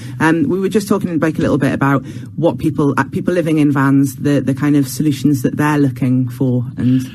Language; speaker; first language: English; native; English